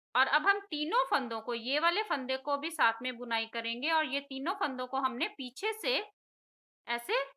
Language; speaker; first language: Hindi; native; Hindi